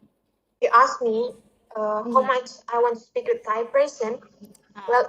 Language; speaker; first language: English; non-native, fluent; Indonesian